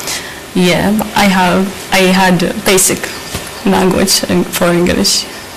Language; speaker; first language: English; non-native, learner; Arabic